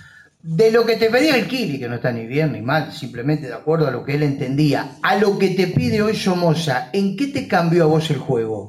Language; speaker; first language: Spanish; native; Spanish